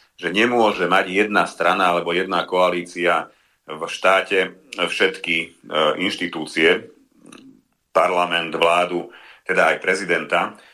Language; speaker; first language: Slovak; non-native, local second language; Hungarian